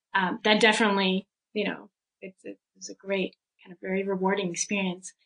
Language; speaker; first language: English; early bilingual, other home language; Russian